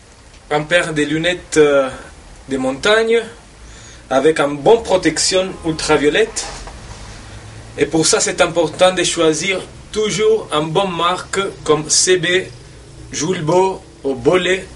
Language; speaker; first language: French; non-native, fluent; Spanish